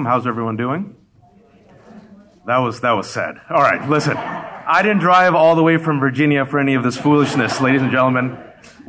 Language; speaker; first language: English; early bilingual, other home language; Urdu